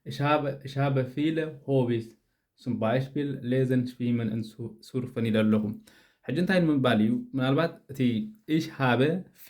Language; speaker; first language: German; non-native, fluent; Tigrinya